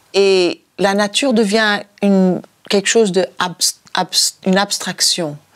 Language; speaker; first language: French; non-native, fluent; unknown